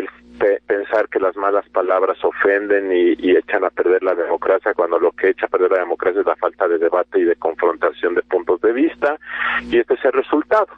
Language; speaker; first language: Spanish; native; Spanish